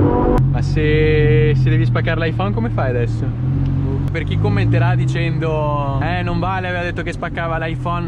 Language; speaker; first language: Italian; native; Italian